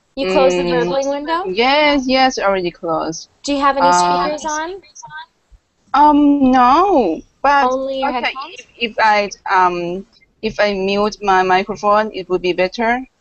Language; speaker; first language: English; non-native, learner; Thai